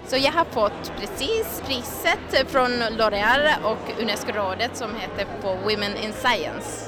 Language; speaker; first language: Swedish; non-native, fluent; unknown